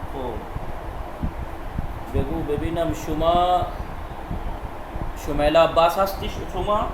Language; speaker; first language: Persian; non-native, fluent; Urdu